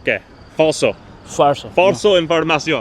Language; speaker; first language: Spanish; non-native, learner; English